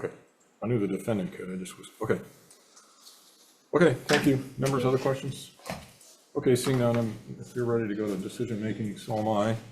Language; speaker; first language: English; native; English